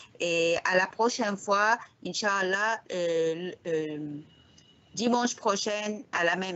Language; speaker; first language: French; non-native, fluent; Arabic